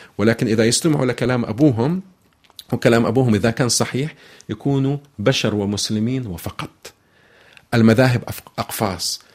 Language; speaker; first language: Arabic; native; Arabic